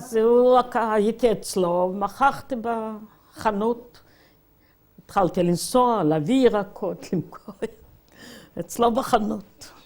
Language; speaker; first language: Hebrew; non-native, fluent; Yiddish